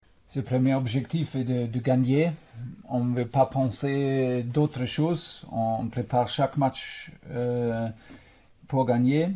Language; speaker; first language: French; non-native, fluent; German